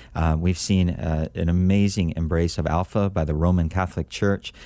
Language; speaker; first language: English; native; English